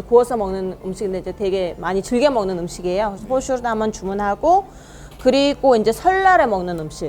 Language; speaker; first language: Korean; non-native, fluent; Mongolian